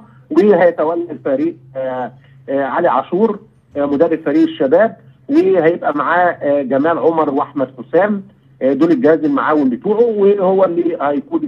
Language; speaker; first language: Arabic; native; Arabic